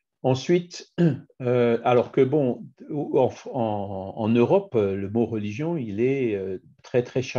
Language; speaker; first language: French; native; French